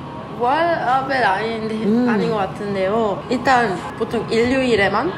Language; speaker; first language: Korean; non-native, learner; German